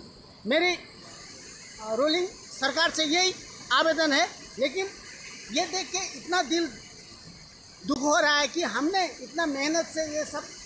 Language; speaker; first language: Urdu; non-native, local second language; Bangla